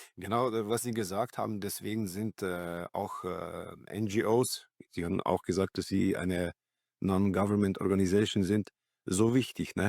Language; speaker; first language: German; non-native, fluent; Slovenian